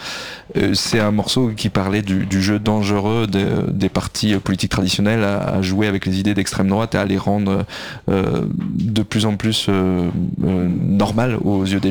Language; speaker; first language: French; native; French